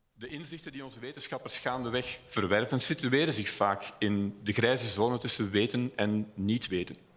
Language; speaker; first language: Dutch; native; Dutch